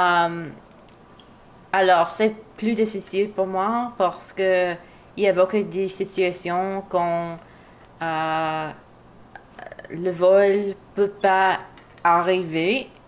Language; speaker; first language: French; non-native, learner; English